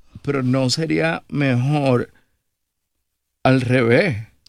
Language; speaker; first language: Spanish; native; Spanish